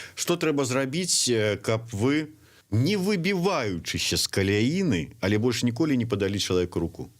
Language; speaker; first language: Belarusian; non-native, local second language; Russian